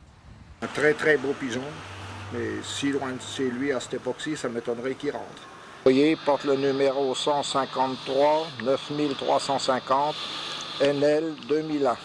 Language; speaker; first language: French; native; French